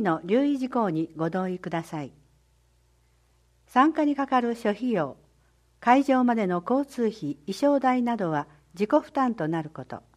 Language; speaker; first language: Japanese; native; Japanese